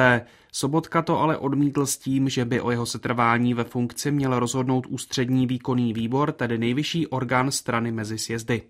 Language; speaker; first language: Czech; native; Czech